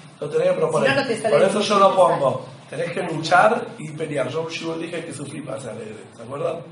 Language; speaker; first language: Spanish; native; Spanish